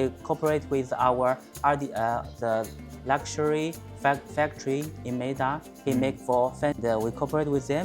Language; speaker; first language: English; non-native, learner; Chinese